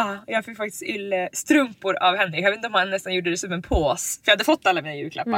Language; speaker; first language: Swedish; native; Swedish